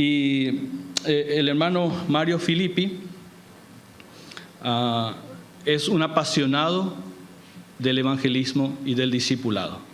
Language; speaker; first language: Spanish; native; Spanish